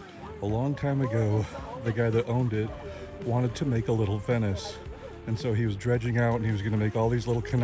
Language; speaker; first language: English; native; English